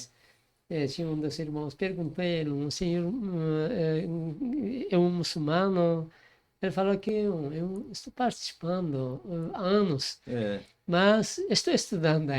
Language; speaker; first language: Portuguese; non-native, learner; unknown